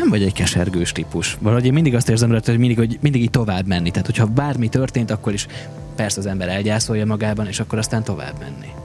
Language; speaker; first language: Hungarian; native; Hungarian